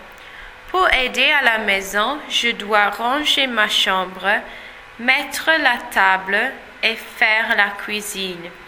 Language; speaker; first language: French; non-native, learner; English